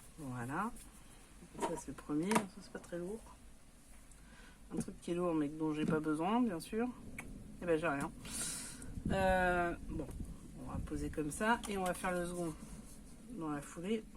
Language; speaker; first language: French; native; French